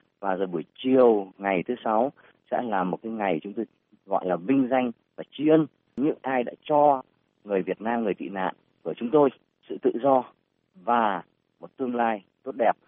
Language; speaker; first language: Vietnamese; native; Vietnamese